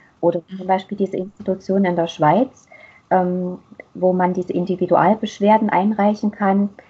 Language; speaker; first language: German; native; German